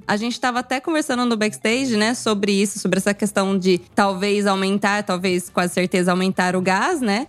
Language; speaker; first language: Portuguese; native; Portuguese